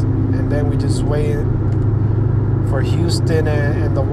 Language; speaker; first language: English; non-native, fluent; Spanish